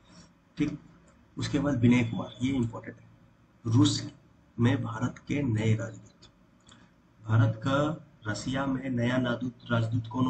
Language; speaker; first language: Hindi; native; Hindi